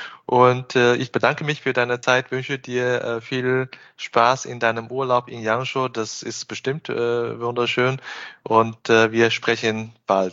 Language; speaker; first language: German; non-native, fluent; Chinese